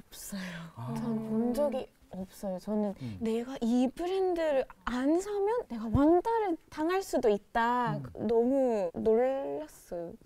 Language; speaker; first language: Korean; non-native, fluent; Spanish